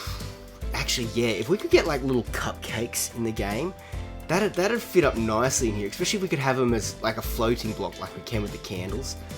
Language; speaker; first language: English; native; English